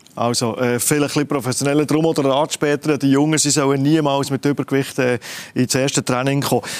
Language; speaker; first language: German; native; German